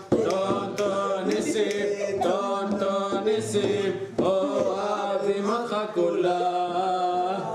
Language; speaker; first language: Hebrew; native; Hebrew